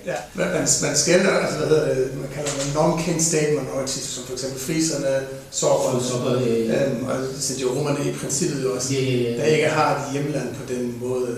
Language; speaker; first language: Danish; native; Danish